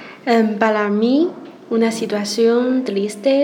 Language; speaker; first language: Spanish; non-native, learner; Chinese